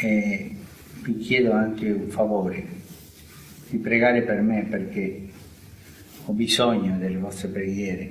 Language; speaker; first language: Italian; non-native, fluent; Spanish